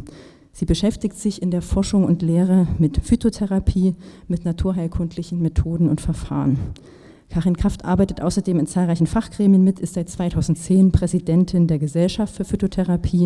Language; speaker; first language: German; native; German